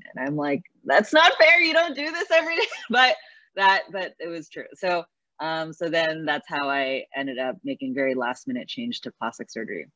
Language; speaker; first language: English; early bilingual, other home language; Chinese